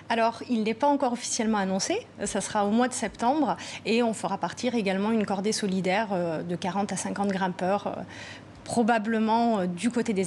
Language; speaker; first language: French; native; French